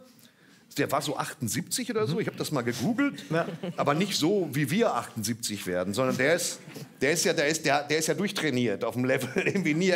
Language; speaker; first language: German; native; German